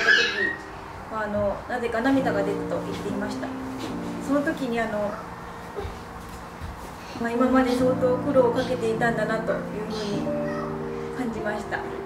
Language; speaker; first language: Japanese; native; Japanese